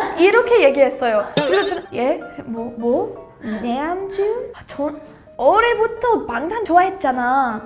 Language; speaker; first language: Korean; non-native, learner; English